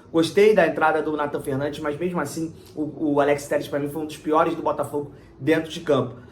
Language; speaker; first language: Portuguese; native; Portuguese